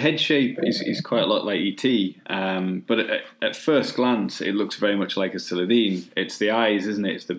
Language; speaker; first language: English; native; English